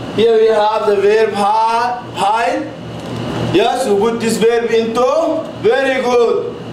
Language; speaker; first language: English; non-native, fluent; Arabic